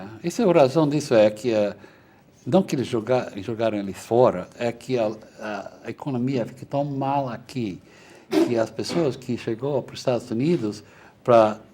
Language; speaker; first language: Portuguese; non-native, fluent; Spanish